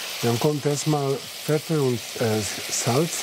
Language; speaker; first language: German; non-native, fluent; Serbian